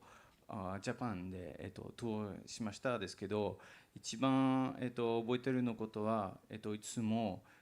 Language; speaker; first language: Japanese; non-native, learner; English